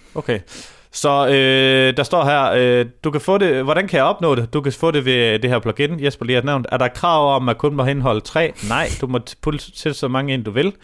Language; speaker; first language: Danish; native; Danish